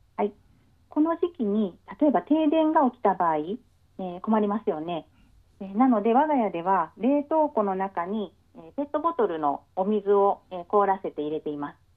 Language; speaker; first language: Japanese; native; Japanese